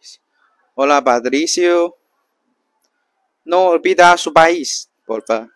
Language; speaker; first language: Spanish; non-native, learner; Chinese